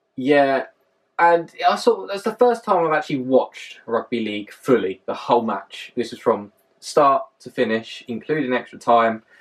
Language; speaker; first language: English; native; English